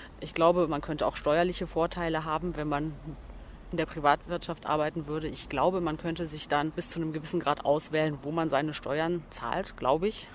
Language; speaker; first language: German; native; German